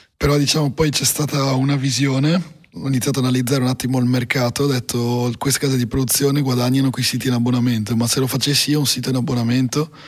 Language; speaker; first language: Italian; native; Italian